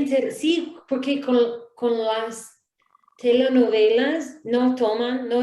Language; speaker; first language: Spanish; non-native, learner; English